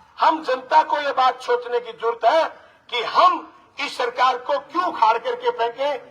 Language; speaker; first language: Hindi; native; Hindi